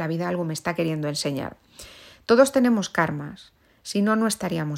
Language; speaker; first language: Spanish; native; Spanish